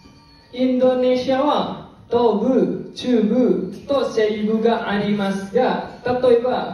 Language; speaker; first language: Japanese; non-native, learner; Indonesian